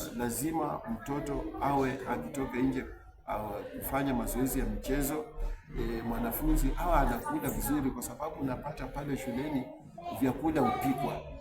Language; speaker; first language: Swahili; non-native, local second language; Luyia